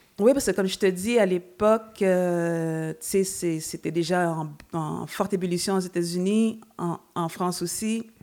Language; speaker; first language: French; native; French